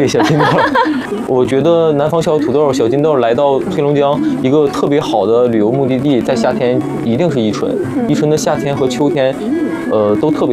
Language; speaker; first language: Chinese; native; Chinese